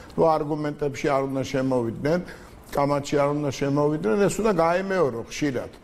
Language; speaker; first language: Georgian; native; Georgian